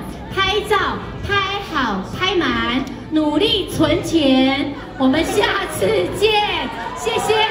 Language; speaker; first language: Chinese; native; Chinese